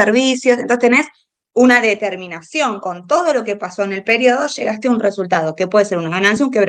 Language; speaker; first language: Spanish; native; Spanish